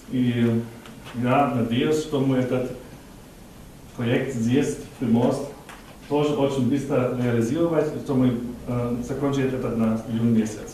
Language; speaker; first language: Russian; non-native, learner; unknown